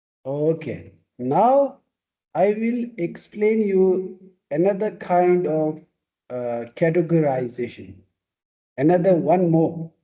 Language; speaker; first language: English; non-native, fluent; Tibetan